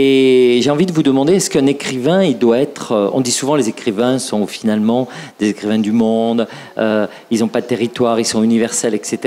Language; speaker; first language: French; native; French